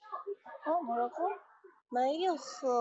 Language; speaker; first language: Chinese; non-native, learner; Korean